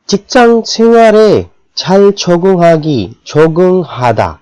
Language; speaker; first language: Korean; non-native, fluent; Urdu